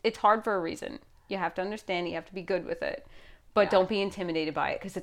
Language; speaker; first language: English; native; English